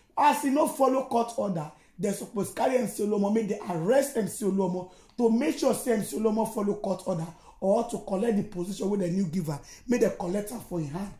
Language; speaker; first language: Nigerian Pidgin; non-native, local second language; Yoruba